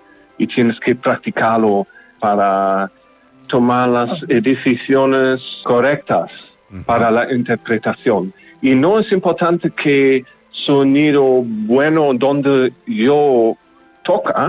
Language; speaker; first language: Spanish; non-native, learner; German